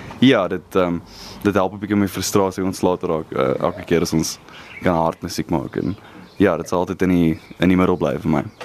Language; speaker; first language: Afrikaans; native; Afrikaans